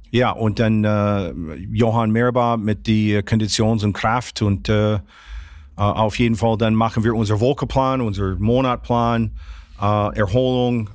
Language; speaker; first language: German; non-native, fluent; English